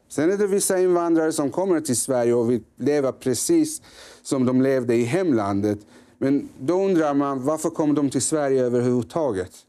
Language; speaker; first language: Swedish; early bilingual, other home language; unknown